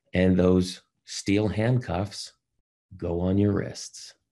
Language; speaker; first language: English; native; English